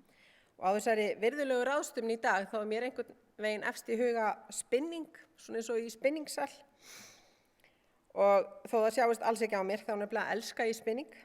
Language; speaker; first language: Icelandic; native; Icelandic